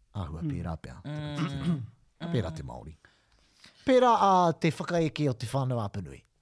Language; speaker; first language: Māori; non-native, local second language; English